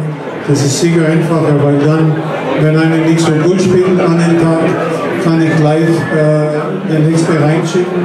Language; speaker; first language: German; non-native, fluent; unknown